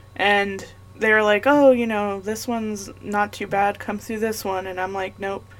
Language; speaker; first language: English; native; English